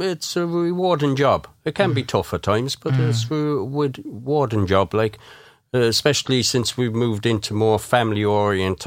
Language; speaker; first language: English; native; English